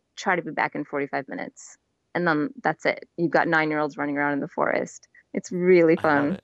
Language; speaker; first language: English; native; English